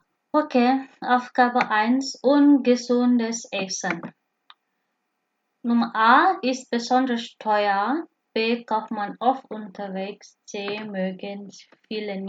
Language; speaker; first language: German; non-native, fluent; Indonesian